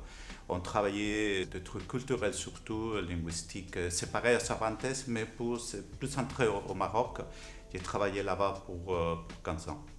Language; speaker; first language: French; non-native, fluent; Spanish